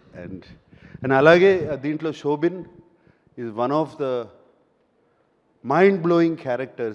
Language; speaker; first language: English; non-native, local second language; Telugu